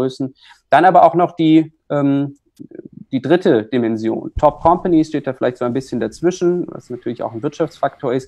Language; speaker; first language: German; native; German